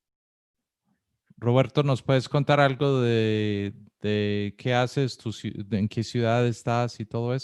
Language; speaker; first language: Spanish; non-native, fluent; English